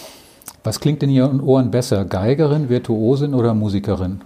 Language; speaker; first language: German; native; German